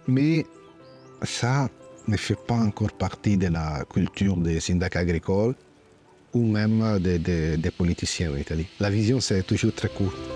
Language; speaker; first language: French; non-native, fluent; Italian